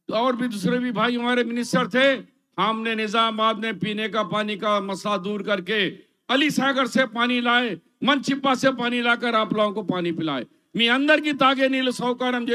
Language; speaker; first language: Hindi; non-native, local second language; Urdu